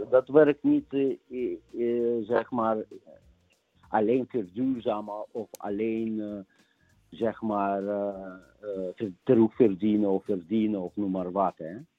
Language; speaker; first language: Dutch; non-native, fluent; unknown